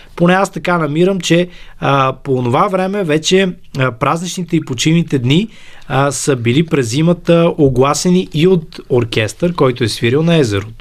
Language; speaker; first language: Bulgarian; native; Bulgarian